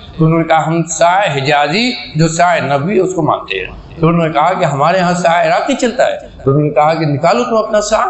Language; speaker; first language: Urdu; native; Urdu